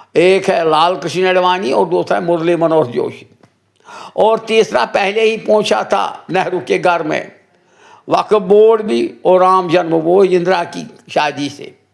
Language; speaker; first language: Hindi; non-native, local second language; Kashmiri